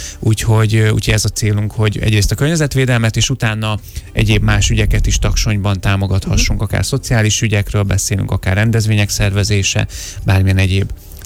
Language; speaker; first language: Hungarian; native; Hungarian